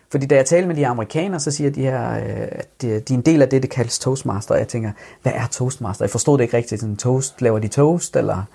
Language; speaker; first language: Danish; early bilingual, other home language; Persian